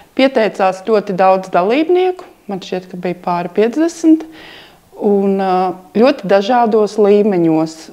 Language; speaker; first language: Latvian; native; Latvian